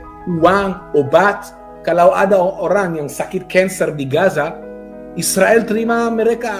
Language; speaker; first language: Indonesian; non-native, fluent; Hebrew